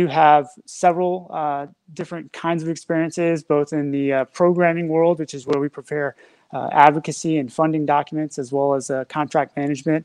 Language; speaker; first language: English; native; English